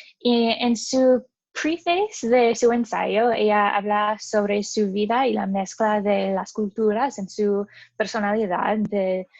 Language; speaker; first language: Spanish; non-native, learner; English